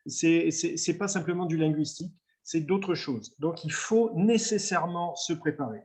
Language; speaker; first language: French; native; French